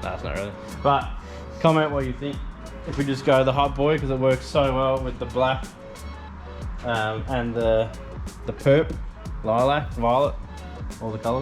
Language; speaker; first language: English; native; English